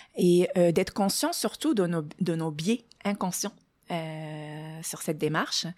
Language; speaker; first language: French; non-native, local second language; Arabic